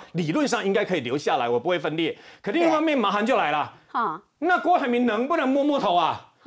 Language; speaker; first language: Chinese; native; Chinese